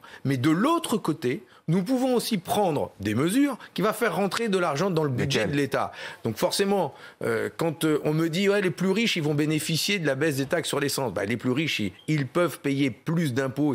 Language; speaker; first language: French; native; French